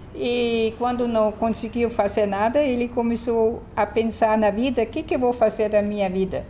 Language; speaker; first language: Portuguese; non-native, fluent; German